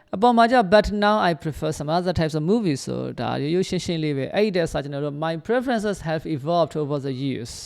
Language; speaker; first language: English; non-native, fluent; Burmese